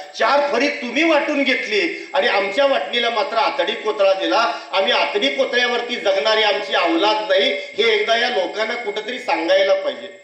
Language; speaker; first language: Marathi; native; Marathi